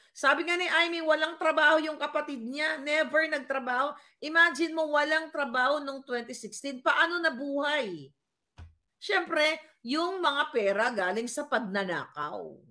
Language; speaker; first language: Filipino; non-native, local second language; Cebuano